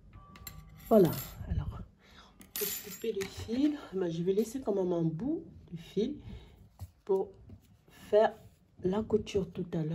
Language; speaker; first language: French; non-native, local second language; Arabic